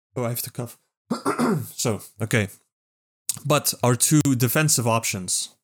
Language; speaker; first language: English; non-native, fluent; Dutch